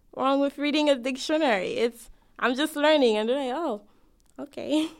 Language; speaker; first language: English; non-native, fluent; Haitian Creole